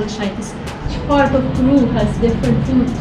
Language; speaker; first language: English; non-native, fluent; Ukrainian